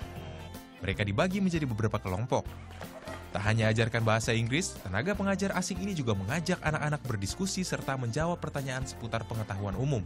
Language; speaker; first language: Indonesian; native; Indonesian